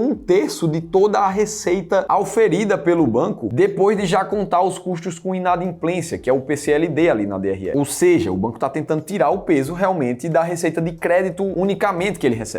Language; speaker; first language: Portuguese; native; Portuguese